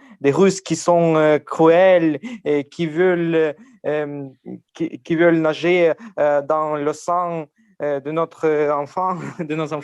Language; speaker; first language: French; non-native, learner; Ukrainian